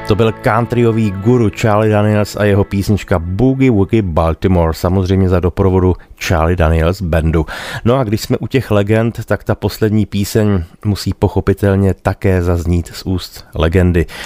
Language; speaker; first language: Czech; native; Czech